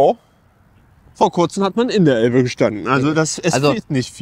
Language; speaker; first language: German; native; German